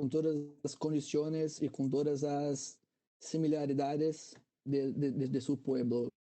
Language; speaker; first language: Spanish; non-native, fluent; Portuguese